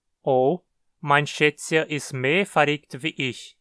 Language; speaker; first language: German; early bilingual, heritage; Portuguese